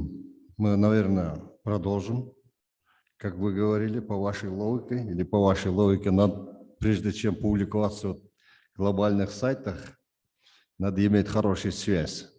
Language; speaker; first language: Russian; non-native, local second language; Kyrgyz